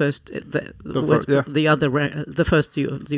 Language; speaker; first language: English; non-native, fluent; Faroese